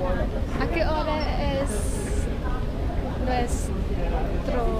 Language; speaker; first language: Spanish; non-native, learner; German